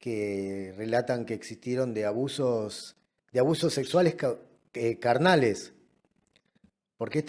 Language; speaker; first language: Spanish; native; Spanish